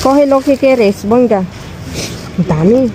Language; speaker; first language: Spanish; non-native, learner; Filipino